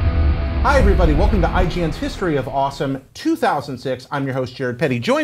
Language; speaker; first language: English; native; English